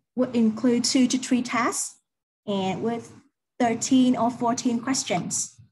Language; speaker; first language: English; non-native, learner; Vietnamese